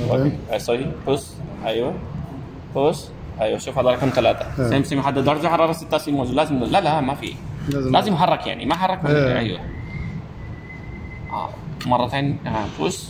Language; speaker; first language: Arabic; non-native, learner; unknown